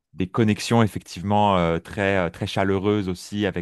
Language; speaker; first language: French; native; French